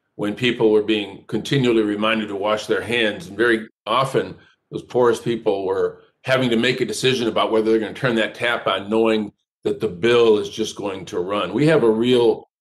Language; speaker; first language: English; native; English